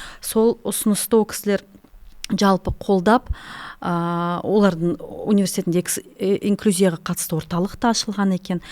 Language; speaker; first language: Kazakh; non-native, local second language; Russian